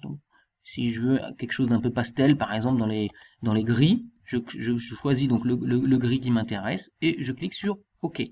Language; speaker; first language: French; native; French